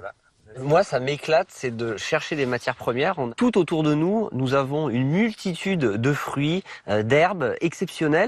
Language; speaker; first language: French; native; French